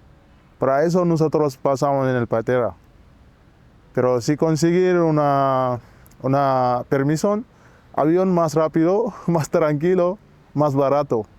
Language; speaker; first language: Spanish; non-native, learner; Wolof